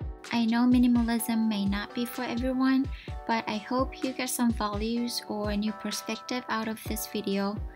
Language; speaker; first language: English; non-native, fluent; Japanese